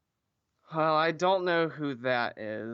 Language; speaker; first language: English; native; English